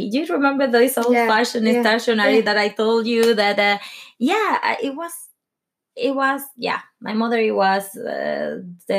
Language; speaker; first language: English; non-native, learner; Spanish